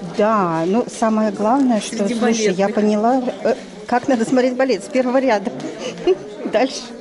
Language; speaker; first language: Russian; native; Russian